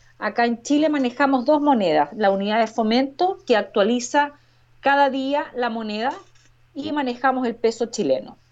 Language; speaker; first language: Spanish; native; Spanish